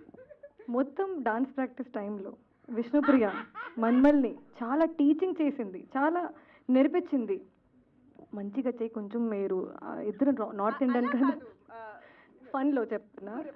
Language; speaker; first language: Telugu; non-native, learner; Hindi